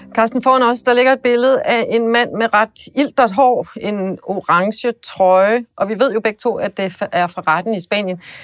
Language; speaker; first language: Danish; native; Danish